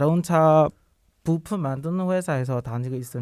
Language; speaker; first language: Korean; non-native, learner; Burmese